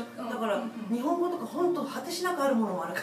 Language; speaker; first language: Japanese; native; Japanese